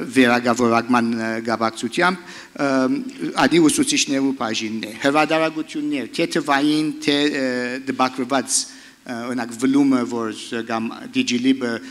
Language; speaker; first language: Armenian; early bilingual, heritage; Armenian